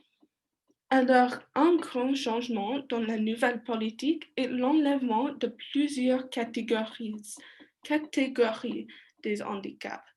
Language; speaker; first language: French; non-native, learner; English